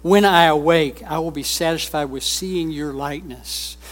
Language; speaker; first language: English; native; English